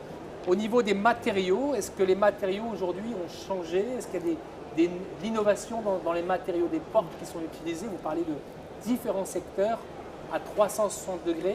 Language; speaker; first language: French; non-native, local second language; Arabic